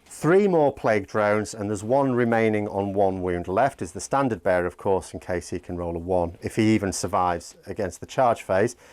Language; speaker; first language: English; native; English